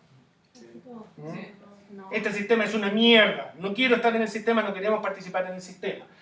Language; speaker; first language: Spanish; native; Spanish